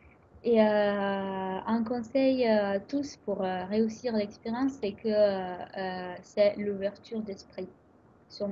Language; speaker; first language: French; non-native, fluent; Italian